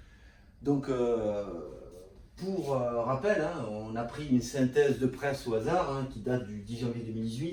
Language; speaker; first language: French; native; French